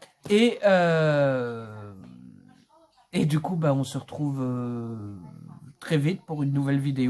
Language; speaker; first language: French; native; French